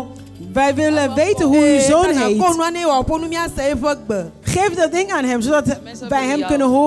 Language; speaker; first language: Dutch; non-native, fluent; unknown